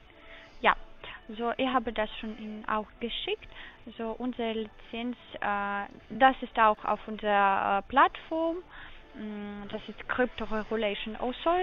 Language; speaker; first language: German; non-native, learner; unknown